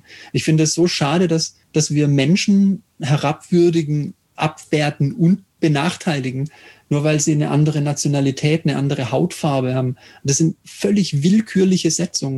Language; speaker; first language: German; native; German